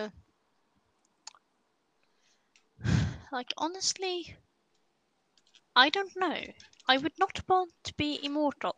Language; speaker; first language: English; non-native, fluent; Swedish